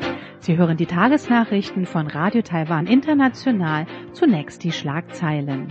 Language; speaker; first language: German; native; German